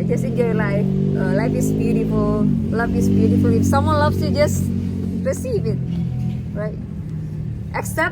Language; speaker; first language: English; non-native, fluent; Indonesian